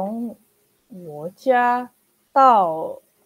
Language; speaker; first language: Chinese; non-native, learner; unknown